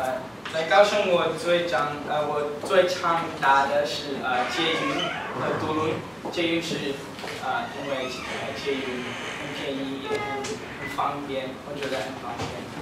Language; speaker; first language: Chinese; non-native, learner; English